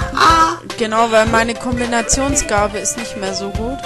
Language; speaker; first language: German; native; German